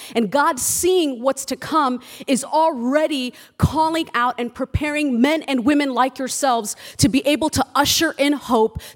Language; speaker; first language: English; early bilingual, other home language; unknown